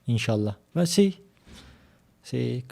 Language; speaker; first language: Spanish; non-native, learner; Turkish